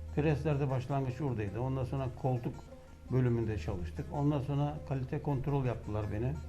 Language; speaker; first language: Turkish; native; Turkish